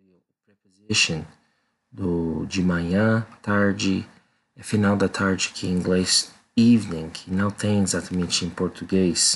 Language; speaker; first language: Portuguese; non-native, learner; English